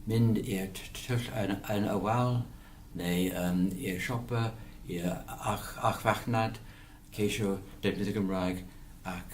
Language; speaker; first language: Welsh; non-native, learner; English